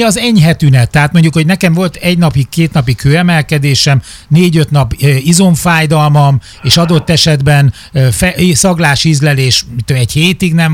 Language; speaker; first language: Hungarian; native; Hungarian